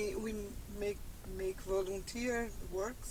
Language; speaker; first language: English; non-native, learner; Portuguese